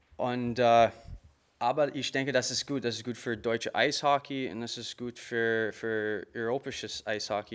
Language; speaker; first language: German; non-native, learner; English